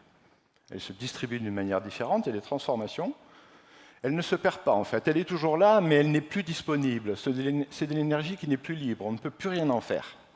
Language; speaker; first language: French; native; French